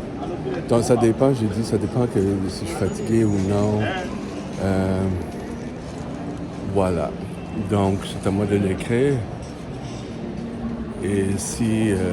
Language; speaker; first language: French; native; French